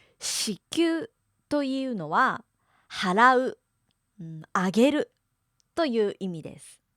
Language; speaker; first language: Japanese; native; Japanese